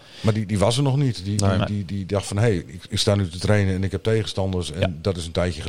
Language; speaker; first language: Dutch; native; Dutch